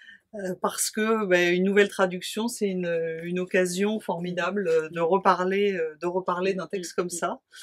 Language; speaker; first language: French; native; French